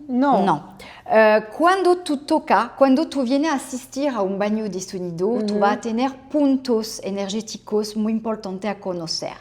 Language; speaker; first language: Spanish; non-native, fluent; French